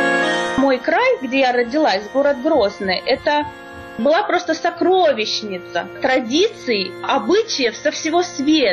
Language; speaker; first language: Russian; native; Russian